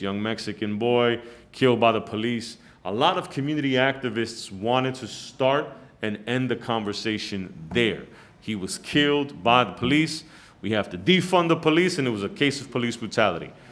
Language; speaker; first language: English; early bilingual, other home language; Spanish